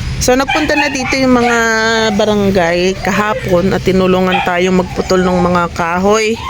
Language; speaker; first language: Filipino; native; Filipino